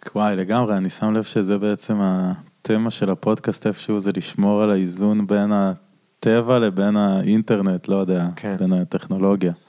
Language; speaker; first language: Hebrew; native; Hebrew